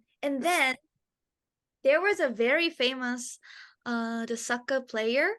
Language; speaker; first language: English; non-native, learner; Japanese